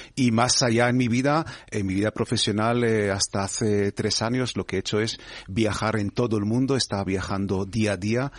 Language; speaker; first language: Spanish; non-native, fluent; Hebrew